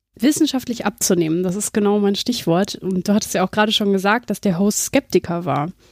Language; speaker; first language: German; native; German